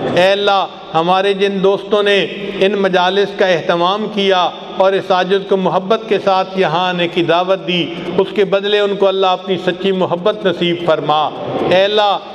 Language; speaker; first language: Urdu; non-native, local second language; Punjabi